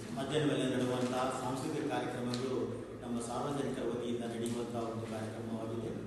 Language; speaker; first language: Kannada; non-native, local second language; Kodava